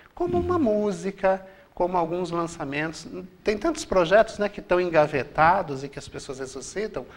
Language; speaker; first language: Portuguese; native; Portuguese